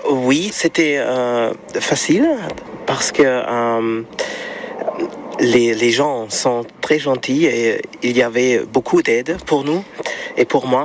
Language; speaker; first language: French; non-native, learner; German